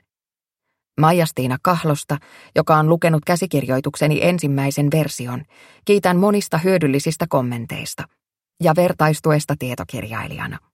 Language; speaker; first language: Finnish; native; Finnish